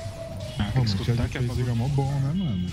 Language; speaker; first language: Portuguese; native; Portuguese